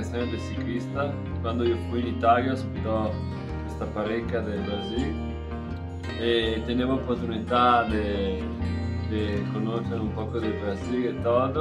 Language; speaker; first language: Spanish; non-native, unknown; Italian